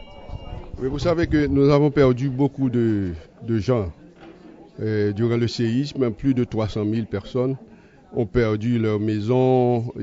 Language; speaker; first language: French; native; French